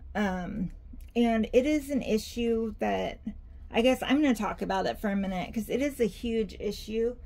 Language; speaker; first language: English; native; English